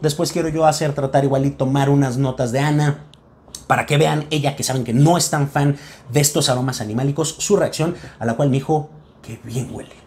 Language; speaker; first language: Spanish; native; Spanish